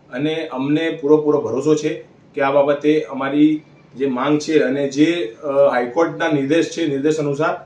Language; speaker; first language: Gujarati; native; Gujarati